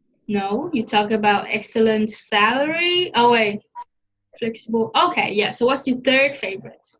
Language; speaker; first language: English; non-native, fluent; Vietnamese